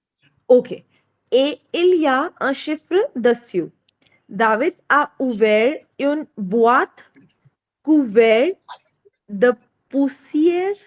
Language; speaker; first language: French; non-native, learner; Hindi